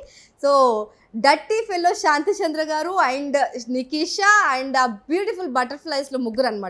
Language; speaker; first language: Telugu; native; Telugu